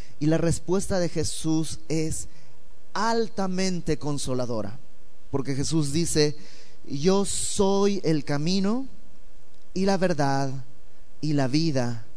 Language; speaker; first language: Spanish; native; Spanish